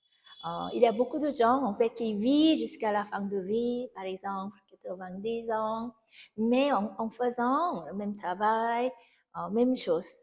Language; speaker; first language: French; non-native, fluent; Korean